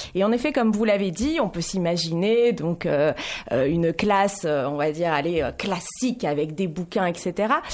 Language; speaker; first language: French; native; French